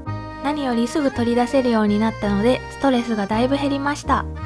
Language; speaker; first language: Japanese; native; Japanese